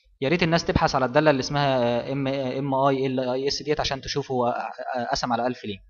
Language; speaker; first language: Arabic; native; Arabic